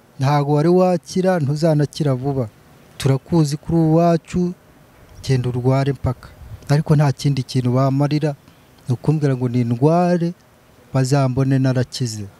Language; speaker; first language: Kinyarwanda; native; Kinyarwanda